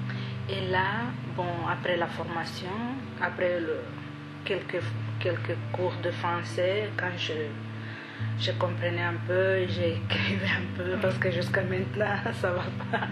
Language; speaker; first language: French; non-native, learner; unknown